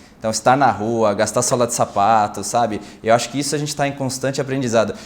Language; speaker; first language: Portuguese; native; Portuguese